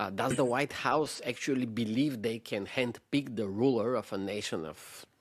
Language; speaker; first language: English; non-native, fluent; Bulgarian